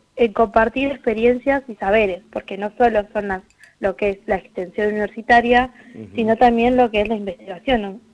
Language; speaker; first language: Spanish; native; Spanish